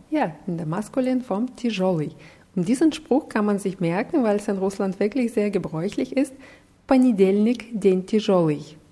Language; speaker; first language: German; non-native, fluent; Russian